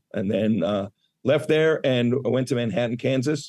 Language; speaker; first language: English; native; English